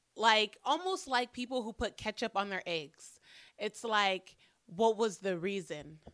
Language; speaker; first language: English; native; English